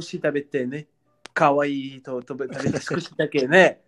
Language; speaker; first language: Japanese; non-native, learner; English